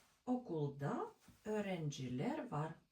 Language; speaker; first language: Turkish; non-native, learner; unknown